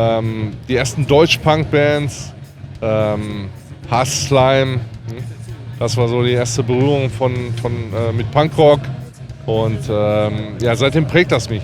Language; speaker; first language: German; native; German